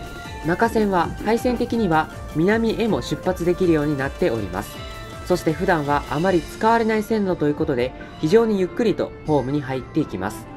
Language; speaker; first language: Japanese; native; Japanese